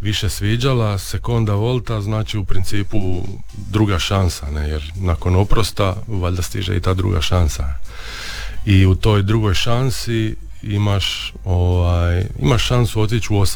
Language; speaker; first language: Serbian; native; Serbian